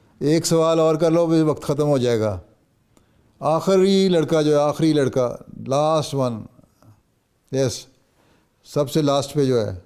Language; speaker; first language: Urdu; native; Urdu